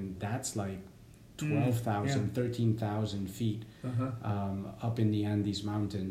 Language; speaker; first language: English; native; English